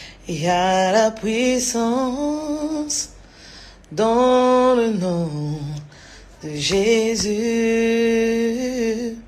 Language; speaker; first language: French; non-native, local second language; Lingala